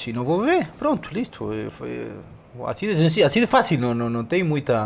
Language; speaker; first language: Spanish; non-native, fluent; Portuguese